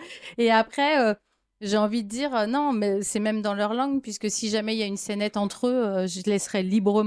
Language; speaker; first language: French; native; French